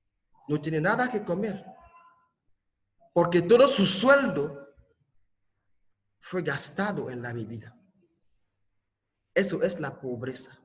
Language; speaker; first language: Spanish; non-native, fluent; French